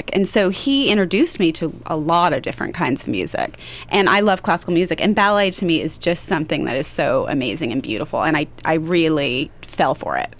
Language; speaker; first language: English; native; English